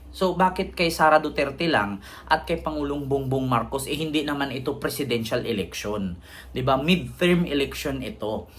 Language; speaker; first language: Filipino; non-native, local second language; Cebuano